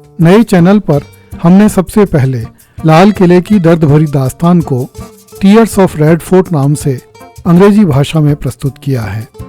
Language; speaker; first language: Hindi; native; Hindi